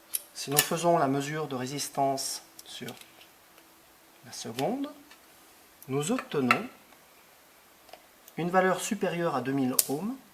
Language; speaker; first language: French; native; French